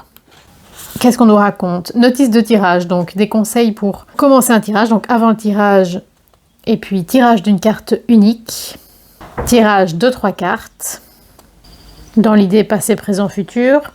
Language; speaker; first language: French; native; French